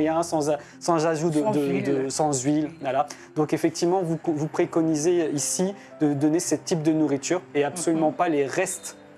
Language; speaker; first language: French; native; French